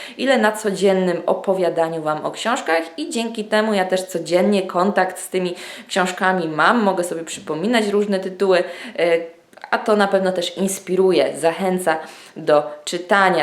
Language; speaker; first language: Polish; native; Polish